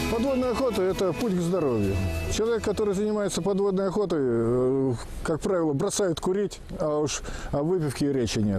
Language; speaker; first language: Russian; native; Russian